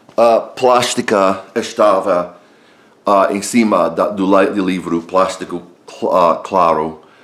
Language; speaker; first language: Portuguese; non-native, learner; English